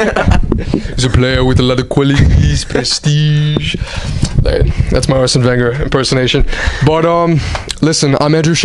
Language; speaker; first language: English; native; English